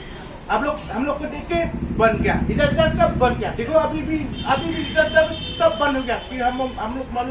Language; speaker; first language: Hindi; non-native, local second language; Khasi